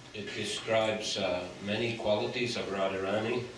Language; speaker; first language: English; native; English